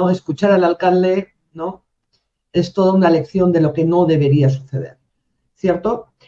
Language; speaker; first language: Spanish; native; Spanish